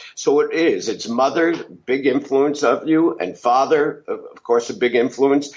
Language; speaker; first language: English; native; English